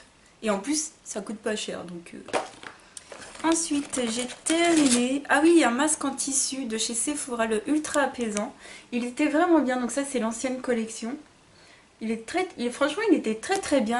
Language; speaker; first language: French; native; French